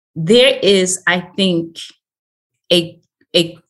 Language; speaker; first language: English; native; English